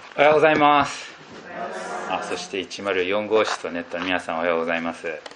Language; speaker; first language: Japanese; non-native, fluent; Filipino